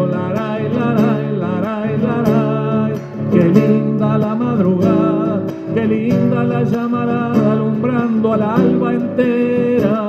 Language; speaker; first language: Spanish; native; Spanish